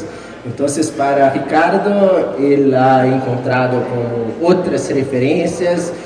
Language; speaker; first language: Spanish; non-native, fluent; Portuguese